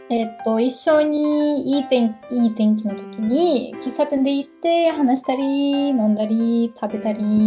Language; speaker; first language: Japanese; non-native, learner; German